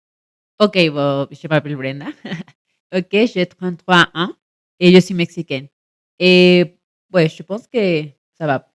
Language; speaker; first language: French; non-native, learner; Spanish